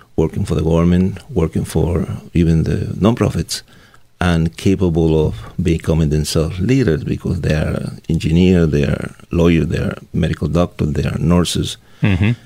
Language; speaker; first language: English; non-native, fluent; Spanish